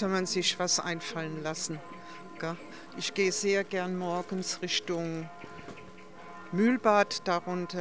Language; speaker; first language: German; native; German